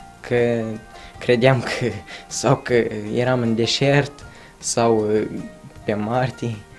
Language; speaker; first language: Romanian; early bilingual, other home language; Arabic